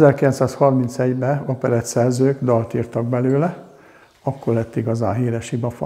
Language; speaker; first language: Hungarian; native; Hungarian